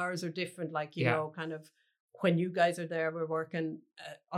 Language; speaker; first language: English; native; English